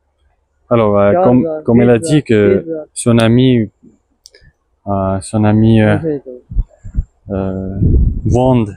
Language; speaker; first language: French; non-native, learner; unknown